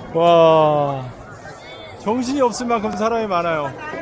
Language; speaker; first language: Korean; native; Korean